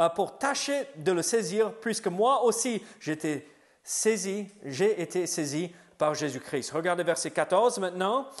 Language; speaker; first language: French; native; French